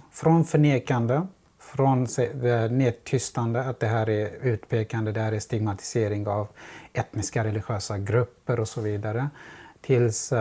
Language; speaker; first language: Swedish; non-native, fluent; Central Kurdish